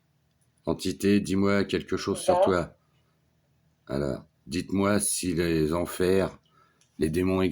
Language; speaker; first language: French; native; French